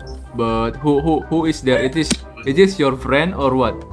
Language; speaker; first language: English; non-native, learner; Indonesian